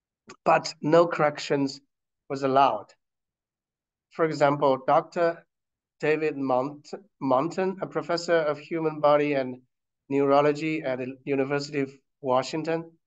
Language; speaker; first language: English; non-native, fluent; Chinese